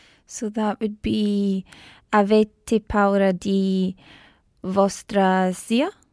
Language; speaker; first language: Italian; non-native, learner; English